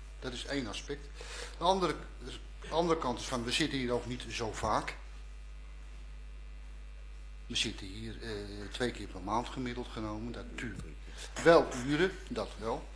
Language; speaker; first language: Dutch; native; Dutch